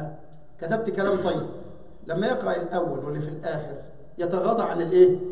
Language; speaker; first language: Arabic; native; Arabic